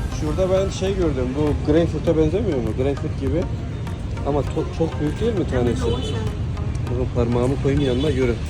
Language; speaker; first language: Turkish; native; Turkish